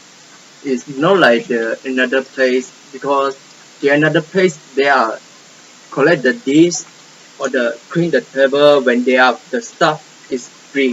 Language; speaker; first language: English; non-native, local second language; Malay